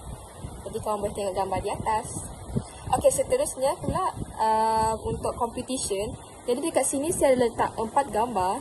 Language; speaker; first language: Malay; native; Malay